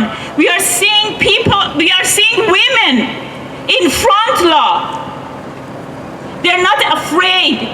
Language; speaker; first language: English; non-native, fluent; Persian